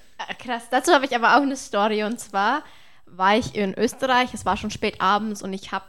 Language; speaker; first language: German; native; German